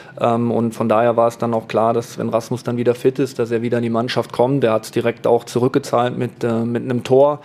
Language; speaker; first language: German; native; German